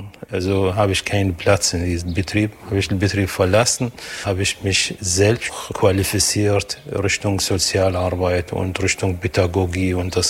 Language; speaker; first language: German; non-native, fluent; Arabic